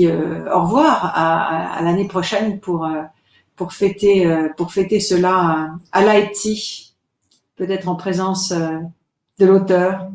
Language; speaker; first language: French; native; French